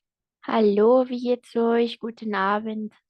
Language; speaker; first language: German; non-native, fluent; Spanish